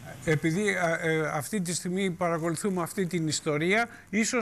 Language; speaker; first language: Greek; native; Greek